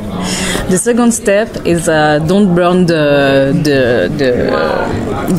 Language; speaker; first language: English; non-native, learner; French